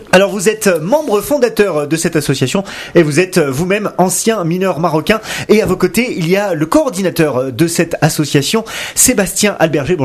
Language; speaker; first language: French; native; French